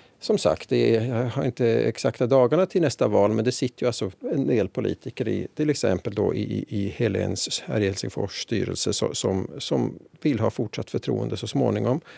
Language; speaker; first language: Swedish; native; Swedish